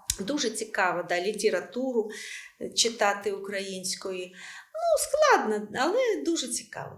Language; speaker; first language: Ukrainian; non-native, local second language; Russian